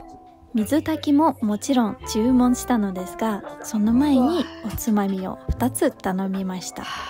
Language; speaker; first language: Japanese; non-native, fluent; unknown